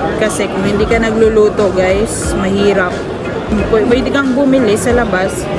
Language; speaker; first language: Filipino; non-native, local second language; Cebuano